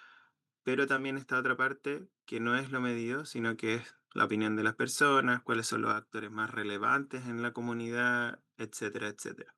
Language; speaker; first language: Spanish; native; Spanish